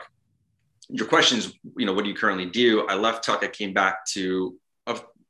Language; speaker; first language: English; native; English